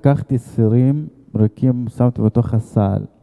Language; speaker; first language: Hebrew; non-native, fluent; Arabic